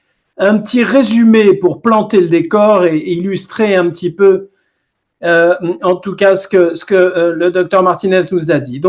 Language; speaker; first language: French; native; French